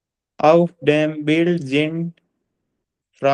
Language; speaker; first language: German; non-native, learner; Hindi